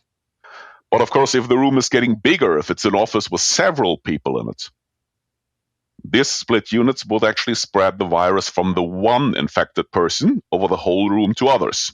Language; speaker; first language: English; non-native, fluent; German